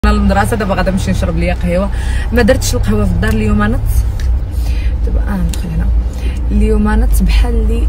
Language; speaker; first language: Arabic; native; Arabic